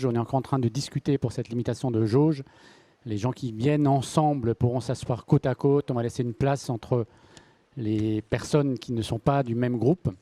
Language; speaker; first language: French; native; French